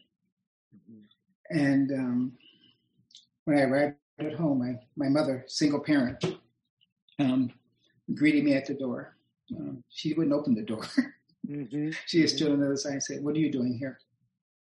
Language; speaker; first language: English; native; English